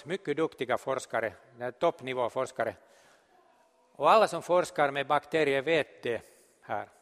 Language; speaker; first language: Swedish; non-native, local second language; Finnish